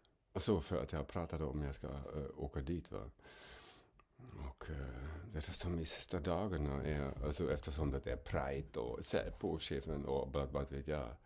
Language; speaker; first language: Swedish; non-native, fluent; German